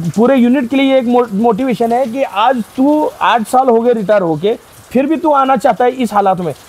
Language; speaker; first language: Hindi; non-native, local second language; Marathi